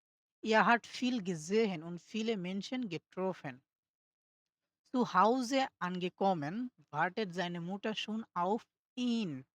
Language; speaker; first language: German; non-native, learner; Bangla